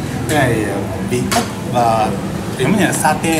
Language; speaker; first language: Vietnamese; non-native, learner; Japanese